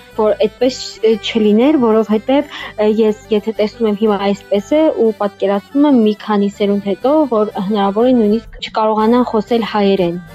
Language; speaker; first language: Armenian; native; Armenian